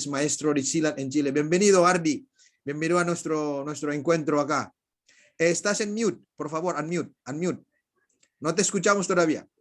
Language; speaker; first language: Spanish; non-native, fluent; Indonesian